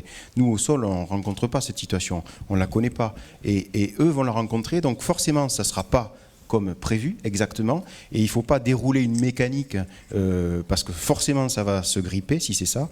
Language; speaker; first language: French; native; French